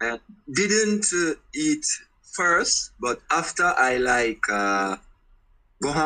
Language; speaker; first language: English; non-native, learner; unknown